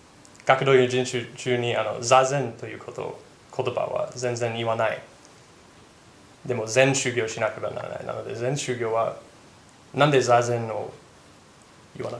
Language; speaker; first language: Japanese; non-native, fluent; English